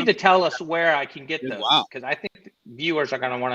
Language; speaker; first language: English; native; English